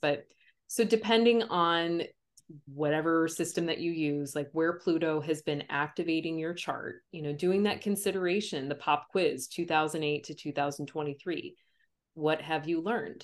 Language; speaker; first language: English; native; English